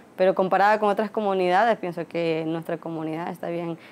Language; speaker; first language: Spanish; native; Spanish